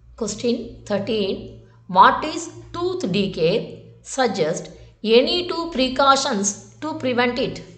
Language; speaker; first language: English; non-native, local second language; Tamil